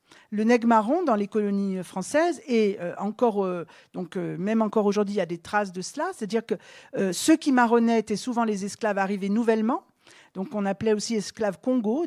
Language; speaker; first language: French; native; French